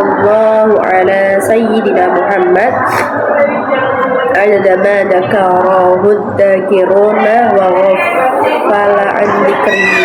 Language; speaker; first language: Arabic; non-native, learner; Indonesian